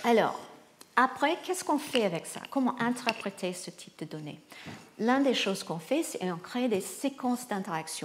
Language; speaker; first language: French; non-native, fluent; English